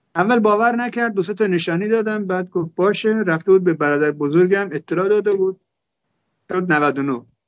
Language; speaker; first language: Persian; non-native, local second language; Turkmen